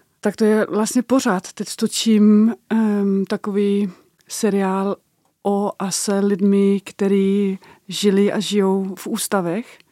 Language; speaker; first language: Czech; non-native, fluent; Danish